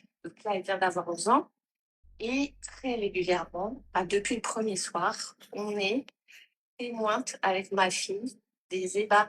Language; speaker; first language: French; native; French